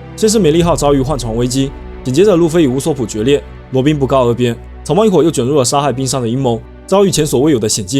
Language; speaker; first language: Chinese; native; Chinese